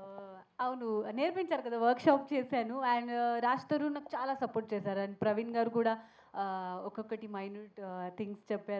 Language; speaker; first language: Telugu; non-native, learner; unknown